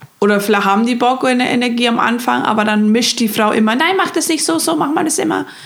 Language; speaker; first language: German; non-native, fluent; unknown